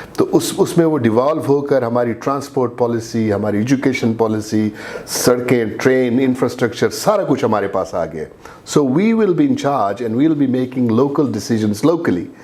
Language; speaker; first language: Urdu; non-native, local second language; Saraiki